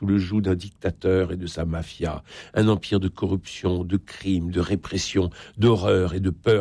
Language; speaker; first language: French; native; French